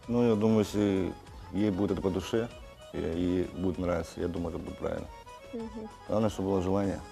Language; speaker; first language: Russian; native; Russian